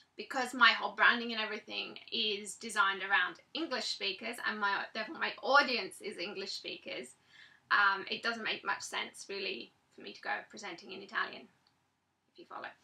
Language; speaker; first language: English; native; English